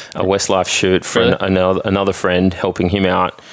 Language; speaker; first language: English; native; English